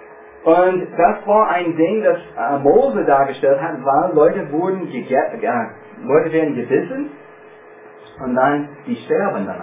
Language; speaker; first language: German; non-native, fluent; English